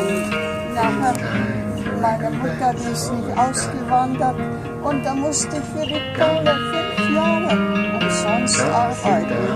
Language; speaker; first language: German; early bilingual, heritage; German